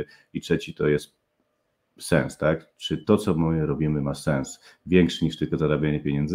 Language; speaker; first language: Polish; native; Polish